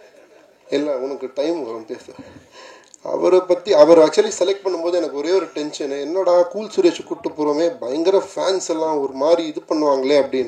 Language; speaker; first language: Tamil; native; Tamil